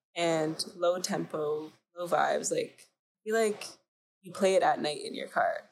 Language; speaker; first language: English; native; English